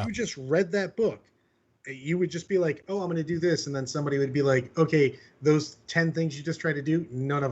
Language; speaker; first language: English; native; English